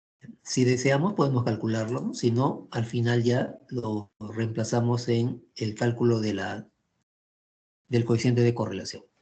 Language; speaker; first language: Spanish; native; Spanish